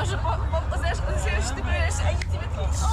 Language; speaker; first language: Russian; native; Russian